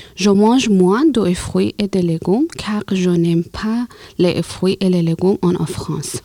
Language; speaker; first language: French; non-native, learner; Persian